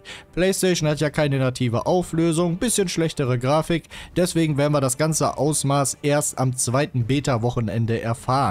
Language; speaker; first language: German; native; German